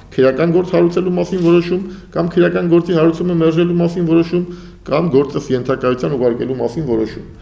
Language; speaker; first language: Armenian; native; Armenian